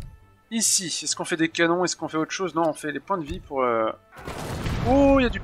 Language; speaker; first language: French; native; French